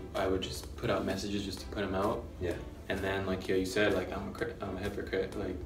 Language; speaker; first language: English; native; English